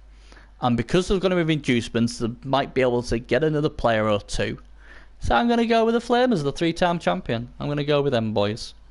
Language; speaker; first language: English; native; English